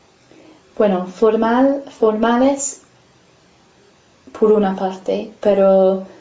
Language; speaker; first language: Spanish; non-native, fluent; English